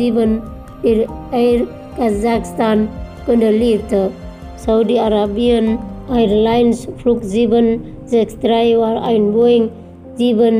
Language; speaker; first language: German; non-native, fluent; Indonesian